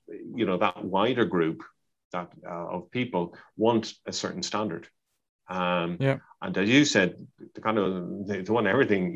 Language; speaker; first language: English; native; English